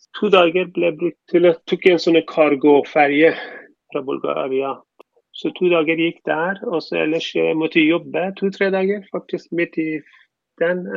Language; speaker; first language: Norwegian; non-native, fluent; Persian